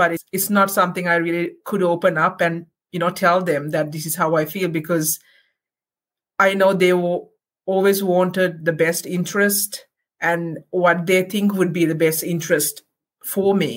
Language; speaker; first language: English; non-native, local second language; Sinhala